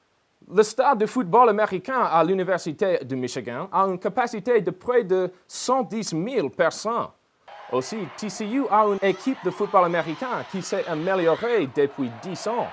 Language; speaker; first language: French; non-native, learner; English